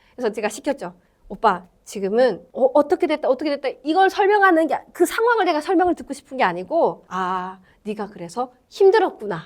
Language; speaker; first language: Korean; native; Korean